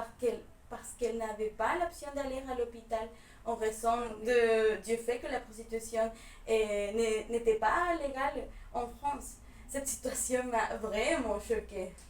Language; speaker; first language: French; non-native, fluent; Spanish